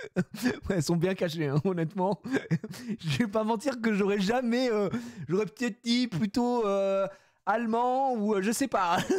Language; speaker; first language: French; native; French